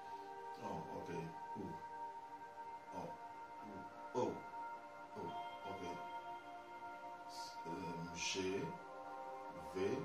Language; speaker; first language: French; non-native, learner; English